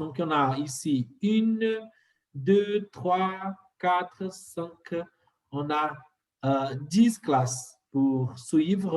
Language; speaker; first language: French; non-native, fluent; Portuguese